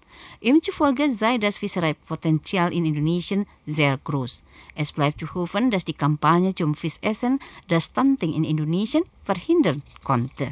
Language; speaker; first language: German; non-native, fluent; Indonesian